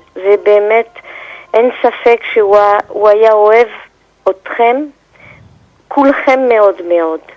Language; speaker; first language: Hebrew; non-native, fluent; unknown